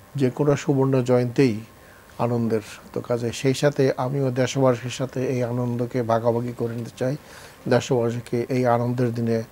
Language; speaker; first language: Bangla; native; Bangla